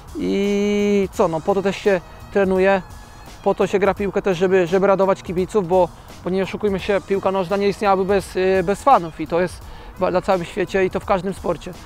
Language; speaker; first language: Polish; native; Polish